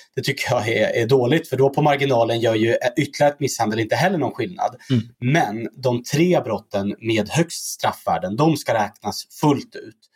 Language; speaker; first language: Swedish; early bilingual, other home language; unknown